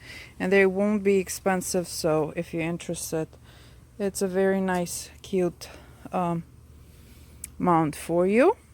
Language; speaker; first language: English; non-native, fluent; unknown